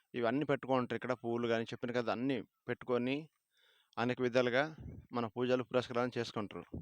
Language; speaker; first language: Telugu; native; Telugu